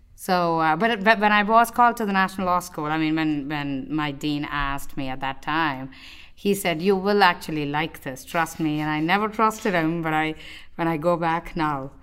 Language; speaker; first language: English; non-native, local second language; Tamil